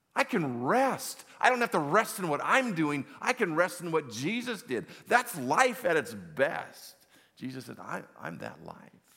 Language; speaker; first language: English; native; English